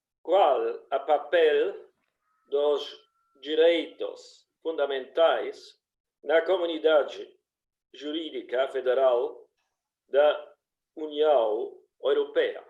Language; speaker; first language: Portuguese; non-native, learner; German